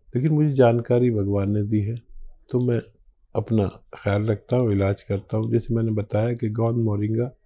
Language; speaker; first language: Hindi; native; Hindi